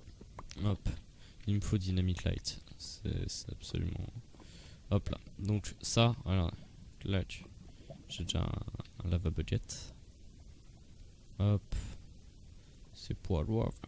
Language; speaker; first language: French; native; French